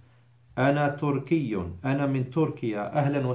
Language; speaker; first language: Arabic; non-native, fluent; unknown